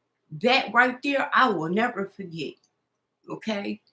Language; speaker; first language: English; native; English